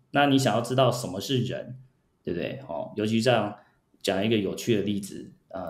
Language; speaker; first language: Chinese; early bilingual, heritage; Chinese